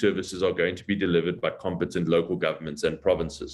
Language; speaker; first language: English; native; English